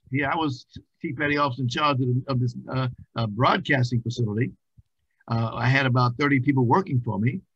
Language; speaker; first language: English; native; English